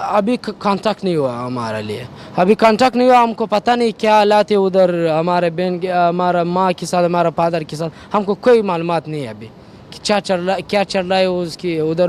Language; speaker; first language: Hindi; non-native, learner; Pashto